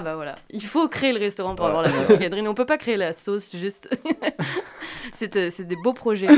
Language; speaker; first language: French; native; French